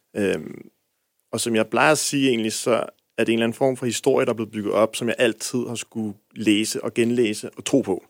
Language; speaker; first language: Danish; native; Danish